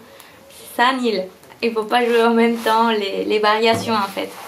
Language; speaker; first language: French; non-native, fluent; Spanish